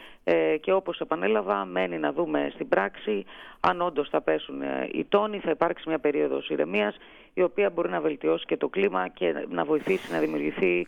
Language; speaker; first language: Greek; native; Greek